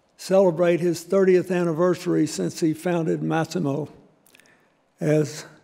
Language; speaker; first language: English; native; English